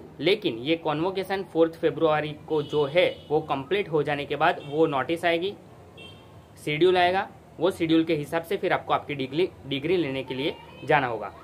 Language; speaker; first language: Hindi; non-native, local second language; Gujarati